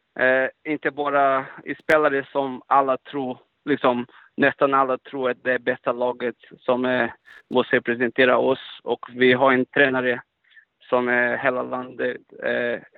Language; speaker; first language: Swedish; non-native, fluent; Portuguese